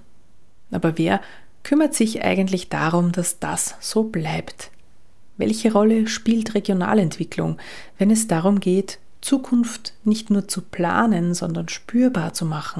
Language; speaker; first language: German; native; German